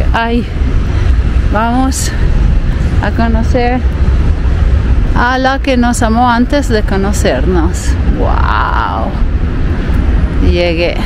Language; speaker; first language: Spanish; non-native, fluent; Italian